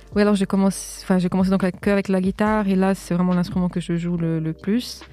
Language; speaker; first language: French; early bilingual, other home language; Portuguese